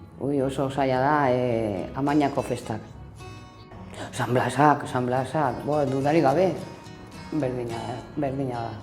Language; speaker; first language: Basque; non-native, local second language; Spanish